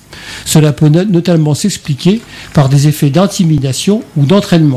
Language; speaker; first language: French; native; French